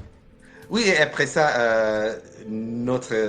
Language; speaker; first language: French; non-native, learner; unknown